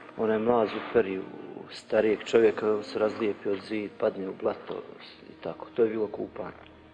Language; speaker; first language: Bosnian; native; Bosnian